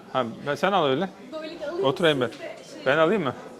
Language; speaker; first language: Turkish; native; Turkish